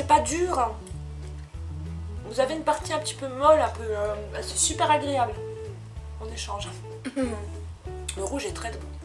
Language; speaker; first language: French; native; French